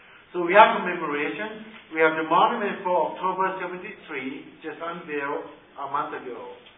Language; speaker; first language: English; non-native, fluent; Thai